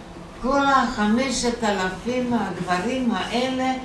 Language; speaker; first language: Hebrew; non-native, fluent; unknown